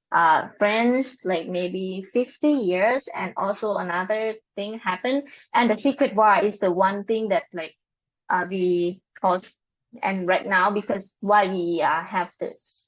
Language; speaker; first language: English; non-native, learner; Lao